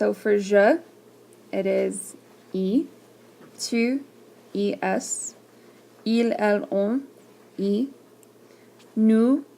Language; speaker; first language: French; non-native, fluent; English